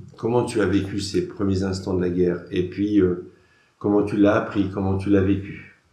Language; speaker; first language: French; native; French